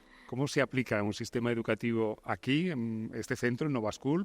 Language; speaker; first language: Spanish; native; Spanish